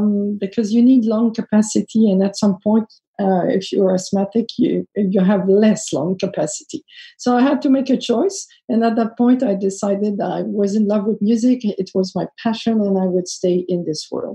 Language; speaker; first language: English; non-native, fluent; French